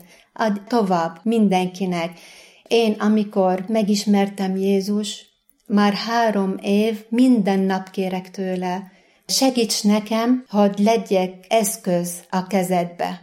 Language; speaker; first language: Hungarian; non-native, learner; Arabic